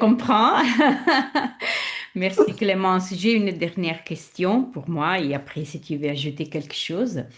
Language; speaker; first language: French; non-native, fluent; Italian